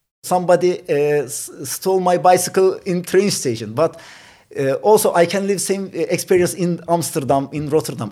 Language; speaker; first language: English; non-native, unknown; Turkish